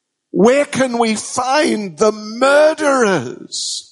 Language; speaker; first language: English; native; English